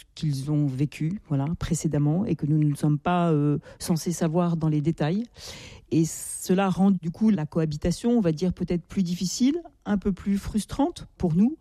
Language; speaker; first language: French; native; French